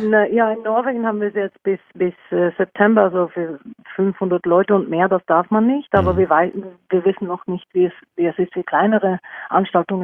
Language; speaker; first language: German; non-native, fluent; Norwegian